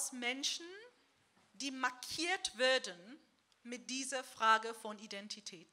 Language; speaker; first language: German; non-native, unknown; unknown